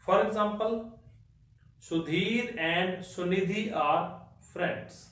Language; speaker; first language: English; non-native, local second language; Punjabi